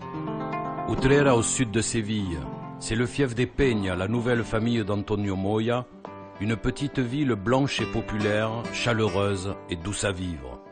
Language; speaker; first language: French; native; French